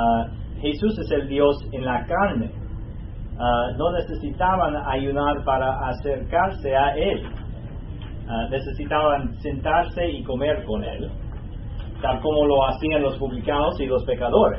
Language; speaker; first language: Spanish; non-native, fluent; English